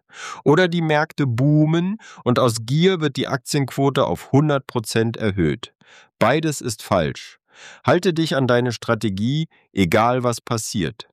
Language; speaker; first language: German; native; German